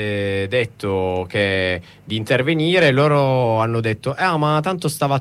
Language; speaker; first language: Italian; native; Italian